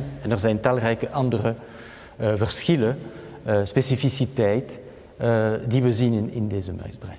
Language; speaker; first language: Dutch; non-native, local second language; French